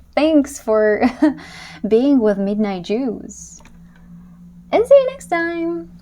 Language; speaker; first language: English; non-native, fluent; Russian